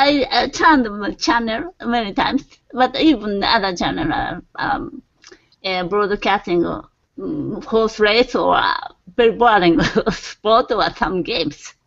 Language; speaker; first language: English; non-native, learner; Japanese